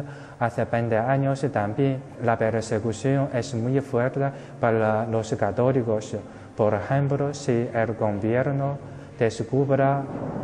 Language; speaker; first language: Spanish; non-native, fluent; Chinese